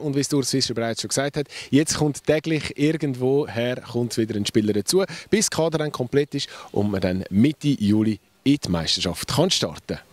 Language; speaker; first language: German; native; German